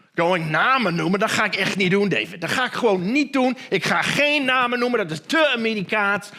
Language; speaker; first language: Dutch; non-native, fluent; English